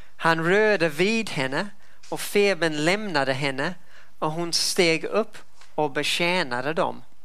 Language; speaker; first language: Swedish; non-native, fluent; English